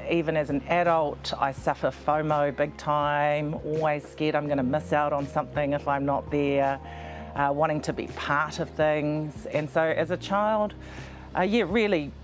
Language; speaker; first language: English; native; English